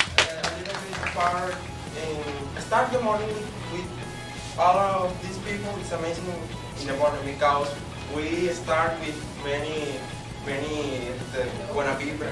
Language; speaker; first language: English; non-native, learner; Spanish